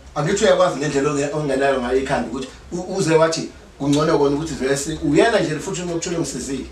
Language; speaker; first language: Zulu; native; Zulu